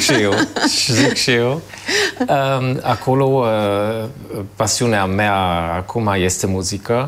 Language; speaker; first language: Romanian; non-native, fluent; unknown